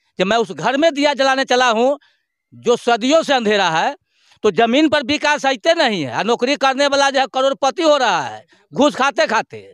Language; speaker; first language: Hindi; native; Hindi